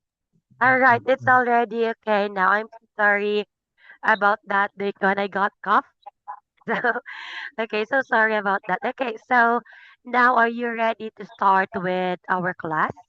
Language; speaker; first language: English; non-native, fluent; Filipino